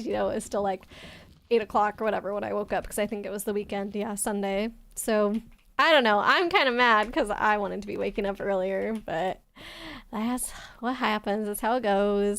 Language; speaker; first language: English; native; English